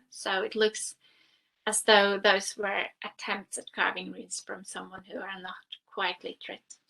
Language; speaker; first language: English; non-native, fluent; Norwegian